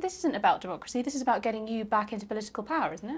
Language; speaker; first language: English; native; English